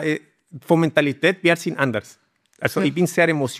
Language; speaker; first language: German; non-native, learner; Spanish